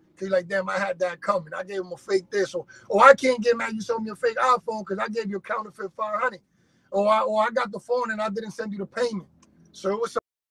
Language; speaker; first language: English; early bilingual, other home language; Spanish